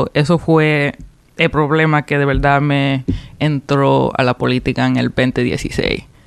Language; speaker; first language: Spanish; early bilingual, heritage; Spanish